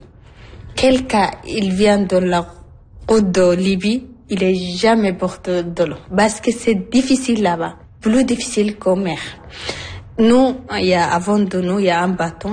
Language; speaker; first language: French; non-native, learner; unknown